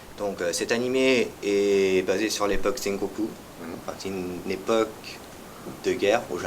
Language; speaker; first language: French; early bilingual, heritage; French